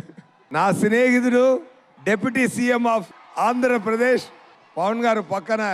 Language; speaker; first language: Telugu; non-native, learner; Tamil